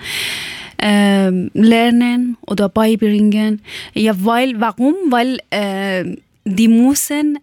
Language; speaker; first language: German; non-native, learner; Persian